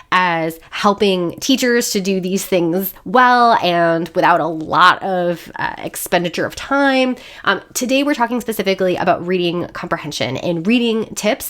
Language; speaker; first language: English; native; English